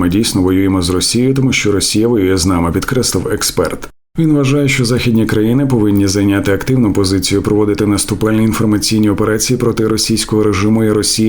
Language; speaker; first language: Ukrainian; native; Ukrainian